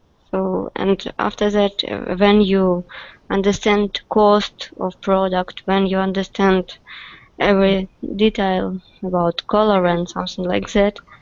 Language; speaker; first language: English; non-native, learner; Russian